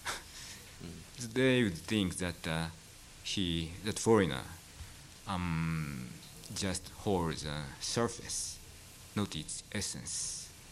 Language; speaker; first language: English; non-native, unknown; Japanese